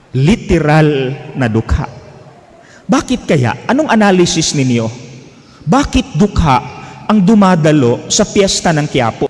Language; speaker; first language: Filipino; non-native, local second language; Cebuano